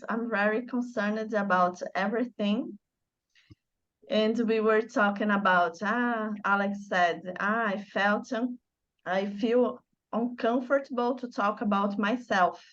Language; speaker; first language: English; non-native, learner; Portuguese